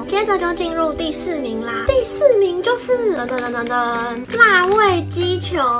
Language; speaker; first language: Chinese; native; Chinese